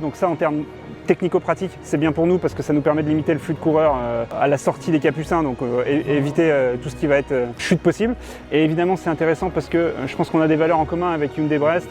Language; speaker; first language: French; native; French